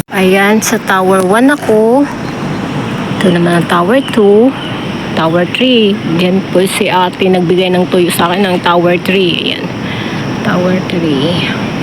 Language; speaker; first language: Filipino; non-native, local second language; Cebuano